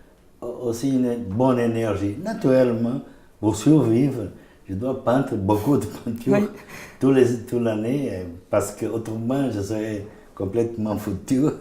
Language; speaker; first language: French; non-native, fluent; Portuguese